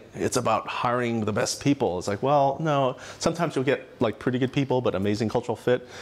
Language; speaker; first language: English; native; English